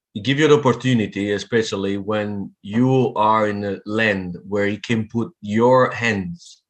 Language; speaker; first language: English; non-native, fluent; Italian